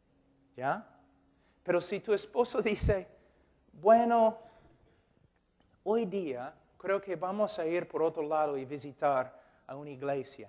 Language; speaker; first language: Spanish; non-native, fluent; English